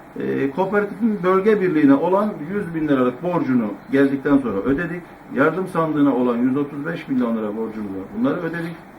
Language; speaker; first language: Turkish; native; Turkish